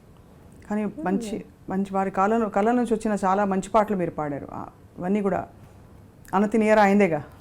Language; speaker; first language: Telugu; native; Telugu